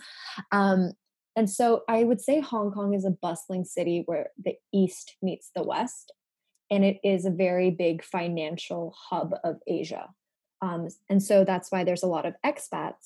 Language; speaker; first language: English; non-native, local second language; Japanese